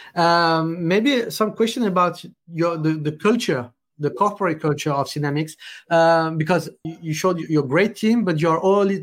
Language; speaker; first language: English; non-native, fluent; French